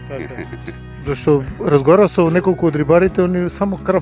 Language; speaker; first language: Macedonian; native; Macedonian